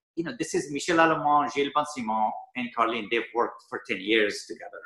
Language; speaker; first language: English; early bilingual, other home language; Persian